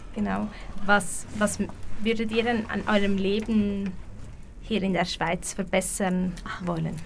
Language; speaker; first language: German; native; German